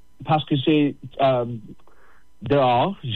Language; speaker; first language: French; non-native, fluent; English